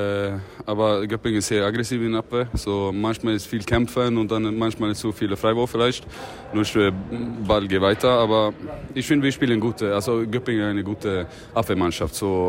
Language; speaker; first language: German; non-native, learner; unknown